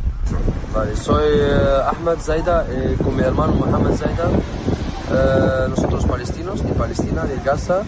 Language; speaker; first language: Spanish; non-native, learner; Arabic